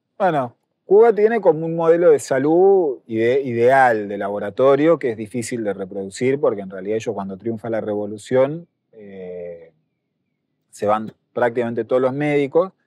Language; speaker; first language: Spanish; native; Spanish